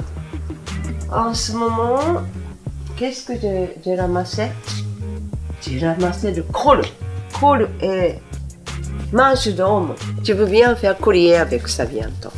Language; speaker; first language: French; non-native, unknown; Japanese